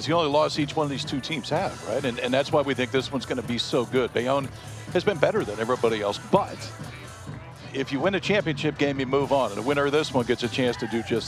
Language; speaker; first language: English; native; English